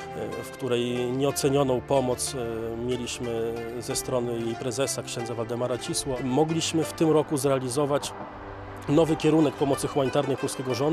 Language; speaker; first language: Polish; native; Polish